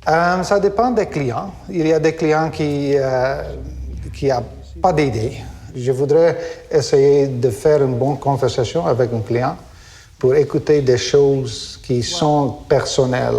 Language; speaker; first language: French; non-native, fluent; Dutch